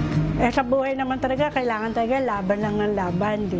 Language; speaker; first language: Filipino; native; Filipino